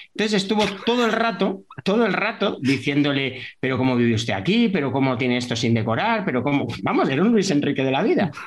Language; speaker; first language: Spanish; native; Spanish